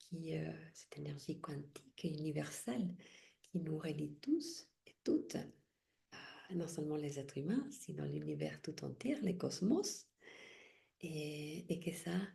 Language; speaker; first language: French; non-native, fluent; Spanish